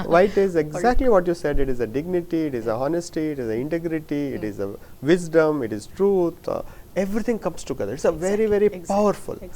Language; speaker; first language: Kannada; native; Kannada